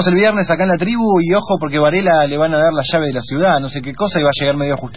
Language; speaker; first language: Spanish; native; Spanish